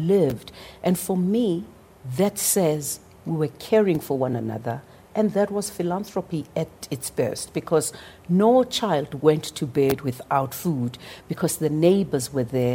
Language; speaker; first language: English; non-native, local second language; Zulu